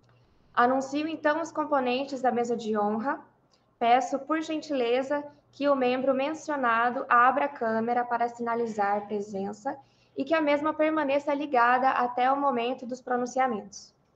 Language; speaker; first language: Portuguese; native; Portuguese